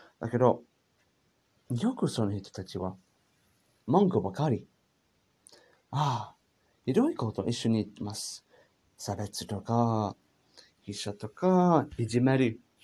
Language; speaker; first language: Japanese; non-native, learner; English